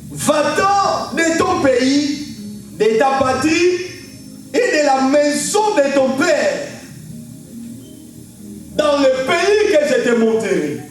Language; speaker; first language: French; non-native, local second language; Lingala